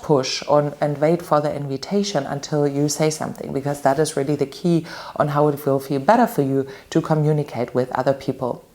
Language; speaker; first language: English; non-native, fluent; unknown